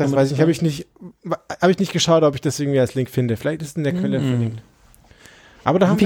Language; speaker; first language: German; native; German